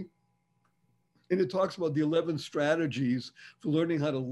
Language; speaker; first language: English; native; English